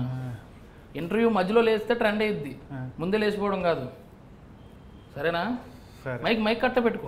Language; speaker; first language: Telugu; native; Telugu